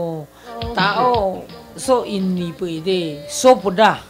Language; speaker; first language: Filipino; non-native, learner; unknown